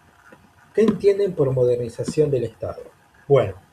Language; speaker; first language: Spanish; native; Spanish